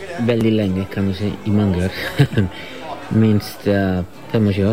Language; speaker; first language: Norwegian; non-native, fluent; Spanish